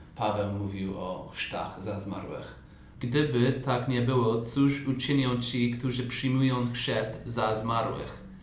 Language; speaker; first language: Polish; non-native, fluent; English